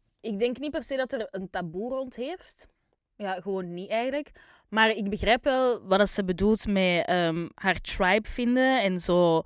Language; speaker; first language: Dutch; native; Dutch